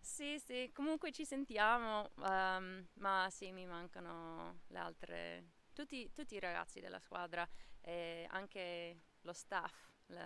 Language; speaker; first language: Italian; non-native, fluent; English